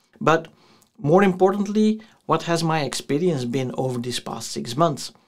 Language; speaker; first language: English; non-native, fluent; Dutch